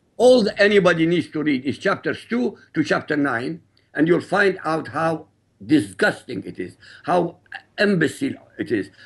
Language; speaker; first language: English; non-native, fluent; Arabic